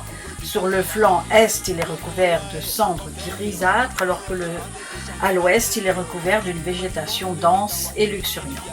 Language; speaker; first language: French; native; French